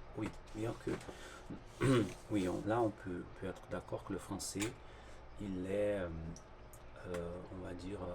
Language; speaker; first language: French; non-native, fluent; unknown